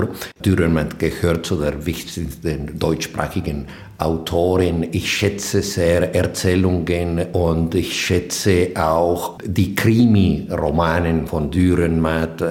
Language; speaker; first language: German; non-native, fluent; Spanish